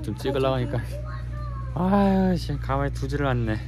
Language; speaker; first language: Korean; native; Korean